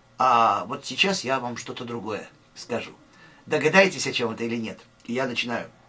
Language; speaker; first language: Russian; native; Russian